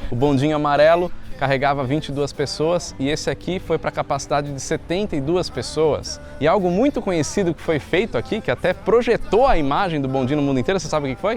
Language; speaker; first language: Portuguese; native; Portuguese